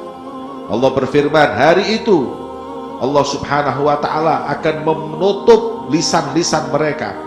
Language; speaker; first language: Indonesian; native; Indonesian